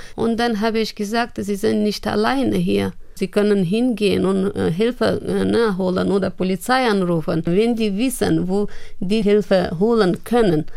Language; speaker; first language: German; non-native, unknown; Persian